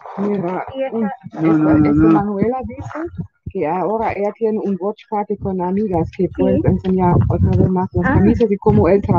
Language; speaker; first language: Spanish; non-native, learner; German